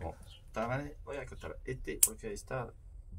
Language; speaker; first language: Spanish; non-native, learner; French